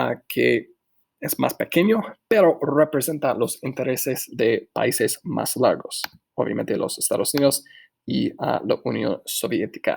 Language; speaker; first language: Spanish; non-native, fluent; English